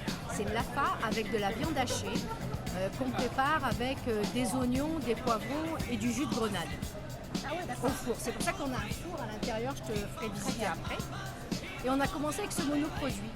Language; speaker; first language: French; native; French